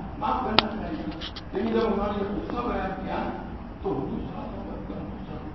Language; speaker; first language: Urdu; non-native, local second language; Gujarati